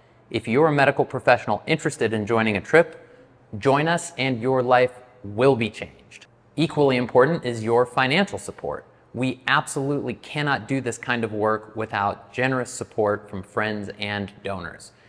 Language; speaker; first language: English; native; English